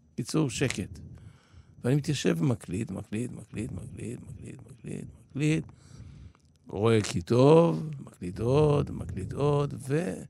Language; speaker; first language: Hebrew; early bilingual, other home language; Polish